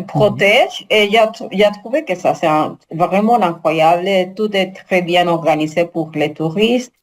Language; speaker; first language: French; non-native, learner; Spanish